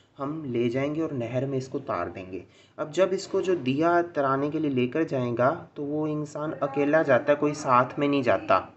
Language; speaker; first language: Hindi; non-native, local second language; Sindhi